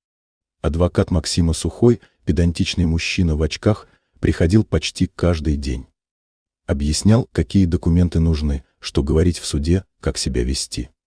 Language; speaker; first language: Russian; native; Russian